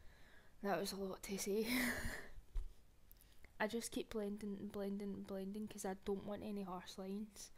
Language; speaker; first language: English; native; English